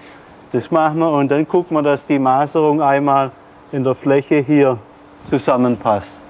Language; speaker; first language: German; native; German